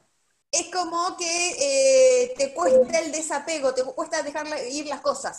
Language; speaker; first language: Spanish; native; Spanish